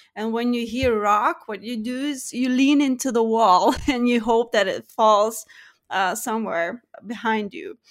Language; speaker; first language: English; non-native, fluent; Lithuanian